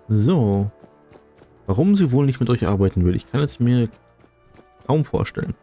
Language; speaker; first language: German; native; German